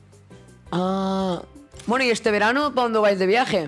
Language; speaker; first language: Spanish; native; Spanish